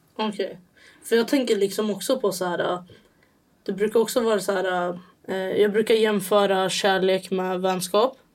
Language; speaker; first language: Swedish; early bilingual, other home language; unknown